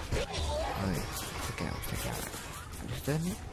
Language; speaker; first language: Spanish; native; Spanish